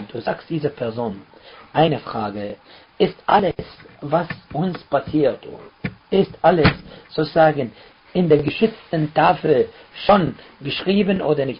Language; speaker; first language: German; non-native, fluent; Arabic